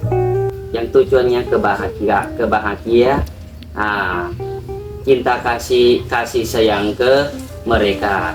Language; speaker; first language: Indonesian; non-native, learner; Thai